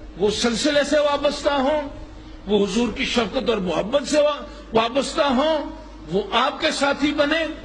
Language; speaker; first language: Urdu; non-native, local second language; Punjabi